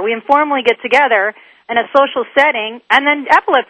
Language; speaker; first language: English; native; English